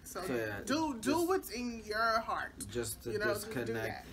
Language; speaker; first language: English; native; English